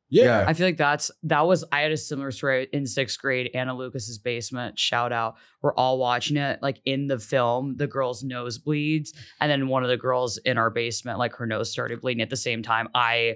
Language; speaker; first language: English; native; English